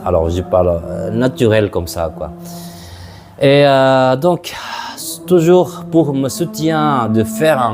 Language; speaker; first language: French; non-native, fluent; Madurese